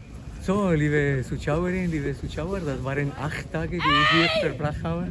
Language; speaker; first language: German; non-native, fluent; Spanish